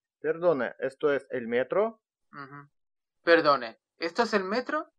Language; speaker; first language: Spanish; non-native, learner; Russian